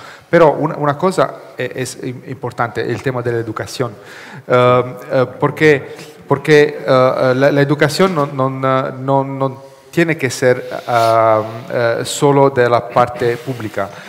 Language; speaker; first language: Spanish; non-native, learner; Italian